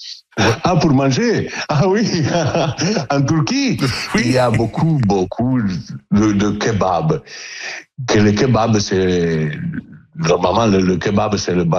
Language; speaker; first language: French; non-native, learner; Italian